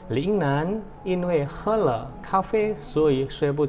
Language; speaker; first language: Chinese; non-native, fluent; Indonesian